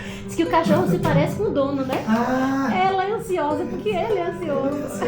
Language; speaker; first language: Portuguese; native; Portuguese